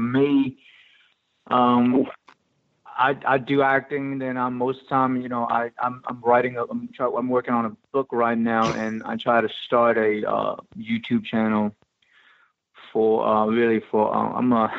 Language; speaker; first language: English; non-native, local second language; Cantonese